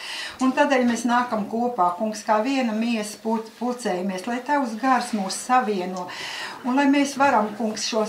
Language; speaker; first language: Latvian; native; Latvian